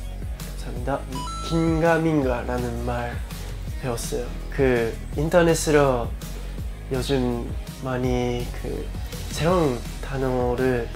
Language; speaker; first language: Korean; non-native, fluent; Japanese